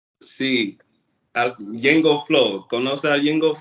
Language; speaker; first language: Spanish; non-native, learner; English